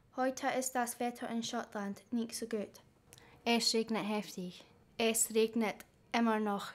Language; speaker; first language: German; non-native, learner; English